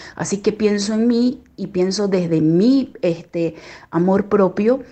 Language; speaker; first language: Spanish; native; Spanish